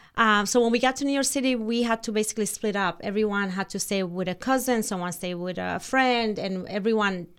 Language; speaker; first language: English; non-native, fluent; Spanish